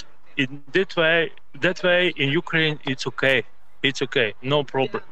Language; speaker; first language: English; non-native, learner; Ukrainian